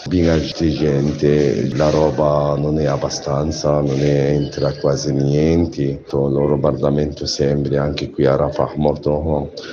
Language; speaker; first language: Italian; non-native, learner; Arabic